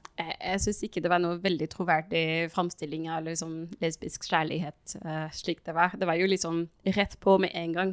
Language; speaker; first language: Norwegian; non-native, fluent; French